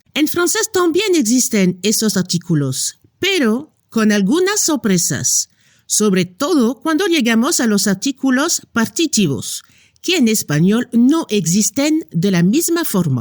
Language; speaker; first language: Spanish; non-native, fluent; French